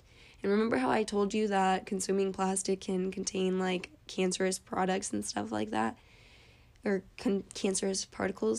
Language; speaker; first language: English; native; English